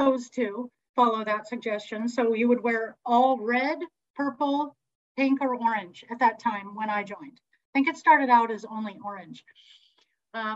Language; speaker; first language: English; native; English